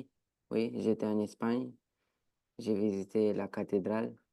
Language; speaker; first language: French; non-native, learner; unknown